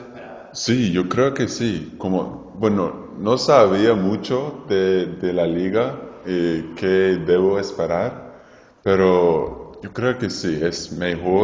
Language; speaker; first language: Spanish; non-native, fluent; English